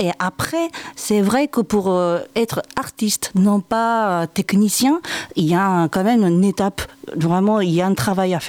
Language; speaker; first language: French; non-native, fluent; Japanese